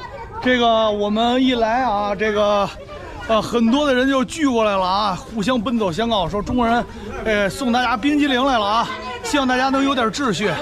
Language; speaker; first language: Chinese; native; Chinese